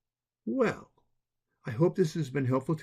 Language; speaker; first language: English; native; English